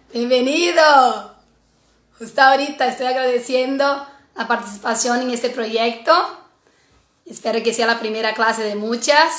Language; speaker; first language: Spanish; non-native, fluent; Portuguese